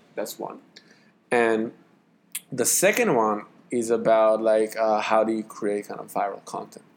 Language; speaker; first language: English; non-native, fluent; Hebrew